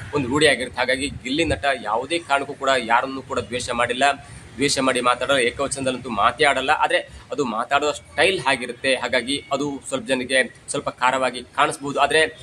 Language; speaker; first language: Kannada; native; Kannada